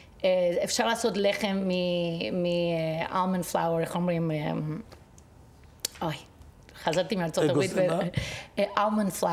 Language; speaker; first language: Hebrew; non-native, fluent; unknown